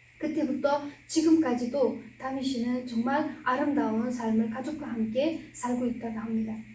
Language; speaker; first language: Korean; non-native, fluent; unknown